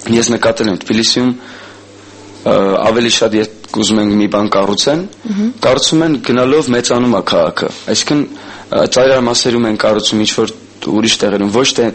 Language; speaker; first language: Armenian; early bilingual, heritage; Armenian